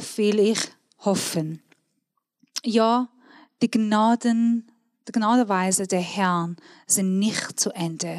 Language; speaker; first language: German; non-native, fluent; Persian